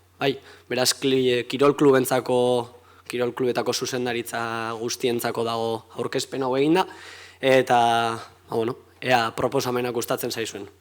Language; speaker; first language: Basque; native; Basque